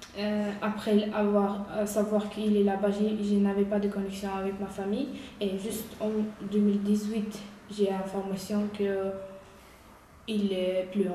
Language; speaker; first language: French; non-native, learner; Uyghur